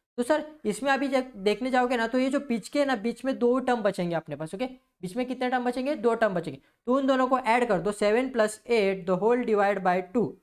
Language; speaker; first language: Hindi; non-native, local second language; Marathi